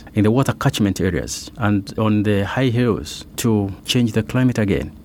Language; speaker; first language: English; non-native, local second language; Meru